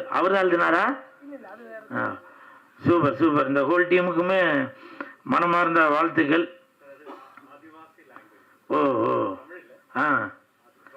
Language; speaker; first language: Tamil; native; Tamil